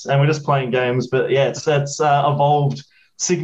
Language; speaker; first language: English; native; English